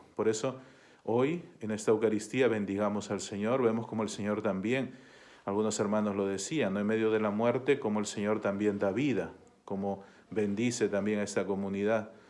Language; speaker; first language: Spanish; native; Spanish